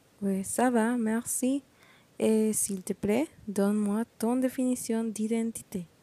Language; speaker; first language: French; non-native, learner; Spanish